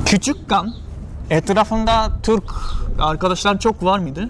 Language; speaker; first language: Turkish; non-native, learner; Japanese